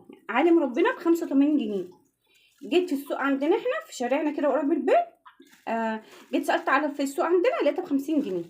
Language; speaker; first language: Arabic; native; Arabic